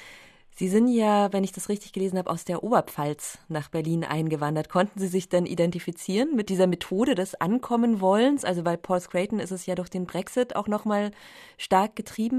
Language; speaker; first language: German; native; German